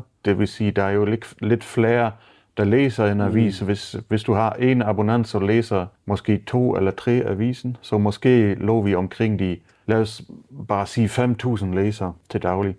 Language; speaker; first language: Danish; non-native, fluent; German